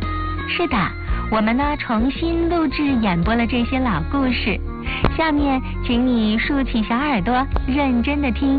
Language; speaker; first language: Chinese; native; Chinese